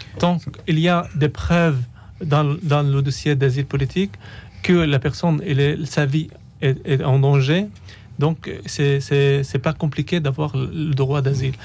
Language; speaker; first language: French; non-native, fluent; Arabic